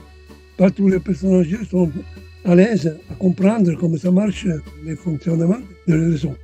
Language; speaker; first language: French; non-native, fluent; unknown